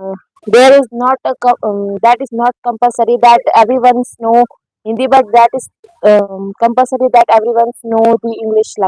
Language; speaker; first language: English; non-native, learner; Hindi